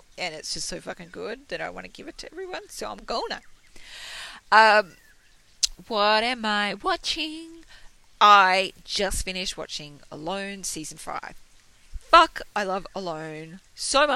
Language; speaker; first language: English; native; English